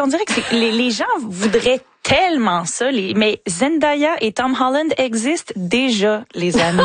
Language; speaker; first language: French; native; French